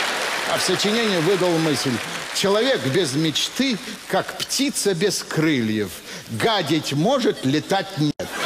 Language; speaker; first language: Russian; native; Russian